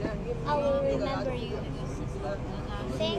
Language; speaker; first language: English; non-native, learner; Chinese